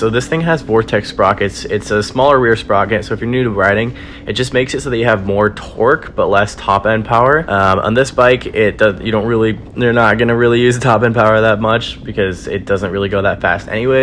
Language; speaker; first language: English; native; English